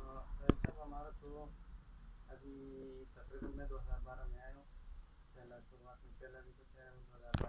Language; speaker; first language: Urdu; non-native, local second language; Pashto